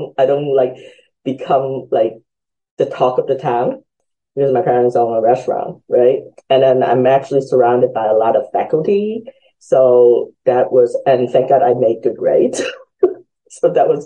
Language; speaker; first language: English; early bilingual, other home language; Cantonese